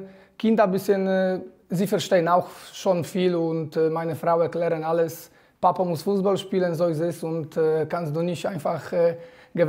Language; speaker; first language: German; non-native, fluent; Polish